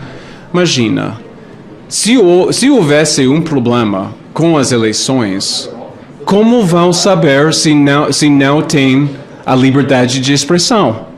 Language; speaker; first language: Portuguese; non-native, fluent; English